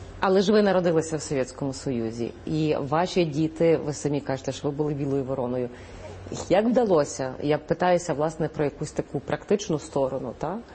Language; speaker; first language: Ukrainian; native; Ukrainian